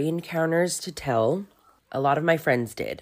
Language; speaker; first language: English; native; English